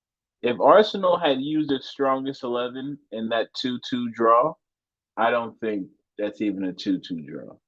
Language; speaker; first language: English; native; English